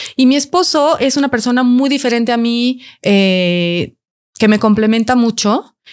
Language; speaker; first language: Spanish; native; Spanish